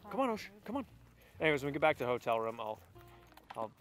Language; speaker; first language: English; native; English